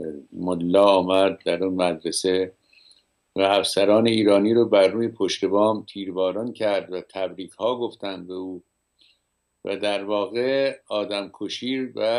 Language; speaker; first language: Persian; native; Persian